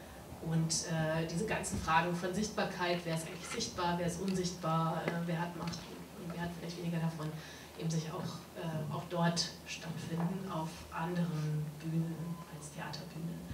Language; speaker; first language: German; native; German